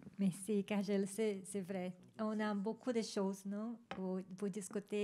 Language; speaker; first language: French; non-native, fluent; Spanish